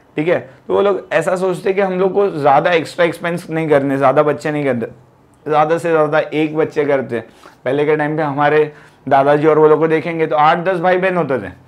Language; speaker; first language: Hindi; non-native, local second language; Gujarati